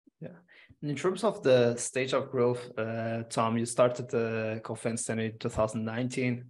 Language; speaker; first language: English; non-native, fluent; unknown